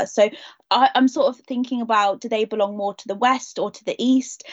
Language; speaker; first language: English; native; English